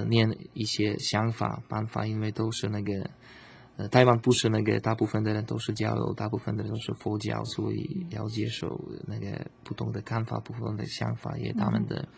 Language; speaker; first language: Chinese; non-native, learner; Slovak